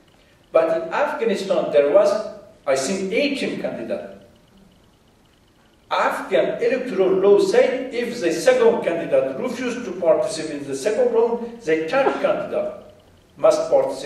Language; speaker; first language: English; non-native, fluent; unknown